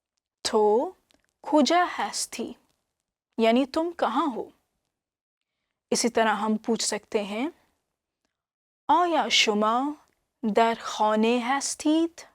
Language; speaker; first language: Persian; non-native, fluent; Urdu